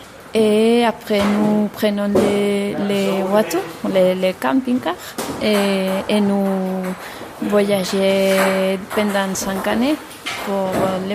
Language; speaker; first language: French; non-native, learner; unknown